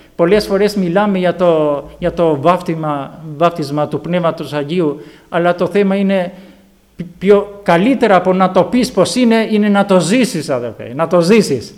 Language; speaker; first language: Greek; non-native, fluent; Albanian